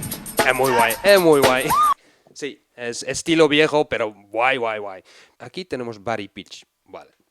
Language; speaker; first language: Spanish; non-native, fluent; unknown